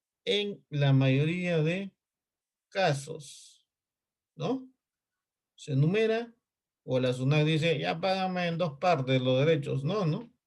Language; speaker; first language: Spanish; native; Spanish